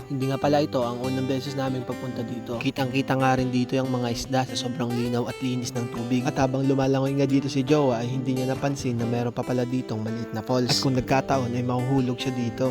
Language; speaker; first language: Filipino; non-native, local second language; Bikol